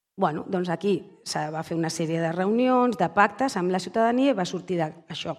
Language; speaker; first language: Catalan; non-native, local second language; Spanish